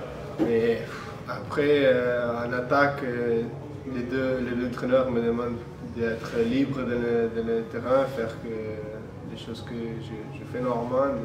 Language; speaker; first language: French; non-native, fluent; Portuguese